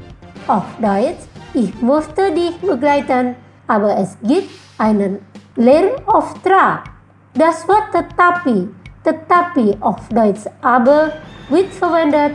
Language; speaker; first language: German; non-native, fluent; Indonesian